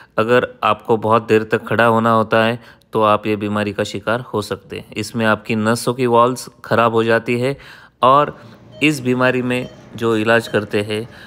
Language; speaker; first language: Hindi; non-native, local second language; Marathi